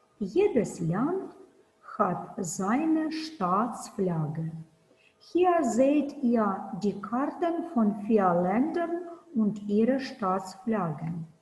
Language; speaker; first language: German; non-native, fluent; Ukrainian